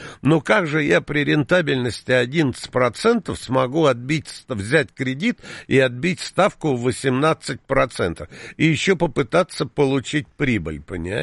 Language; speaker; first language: Russian; native; Russian